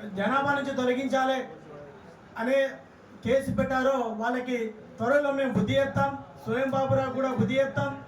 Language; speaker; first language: Telugu; non-native, local second language; Lambadi